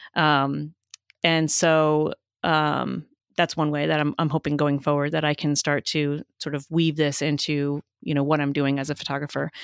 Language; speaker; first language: English; native; English